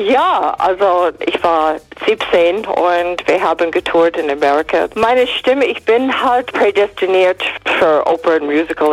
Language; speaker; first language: German; non-native, fluent; English